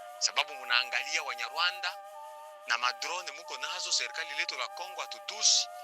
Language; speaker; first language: Swahili; native; Swahili